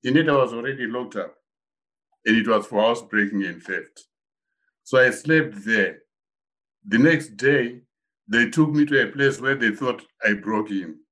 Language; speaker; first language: English; non-native, local second language; Shona